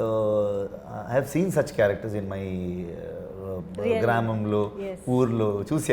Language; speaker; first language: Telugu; non-native, learner; Kannada